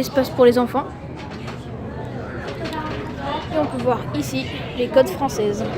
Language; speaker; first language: French; native; French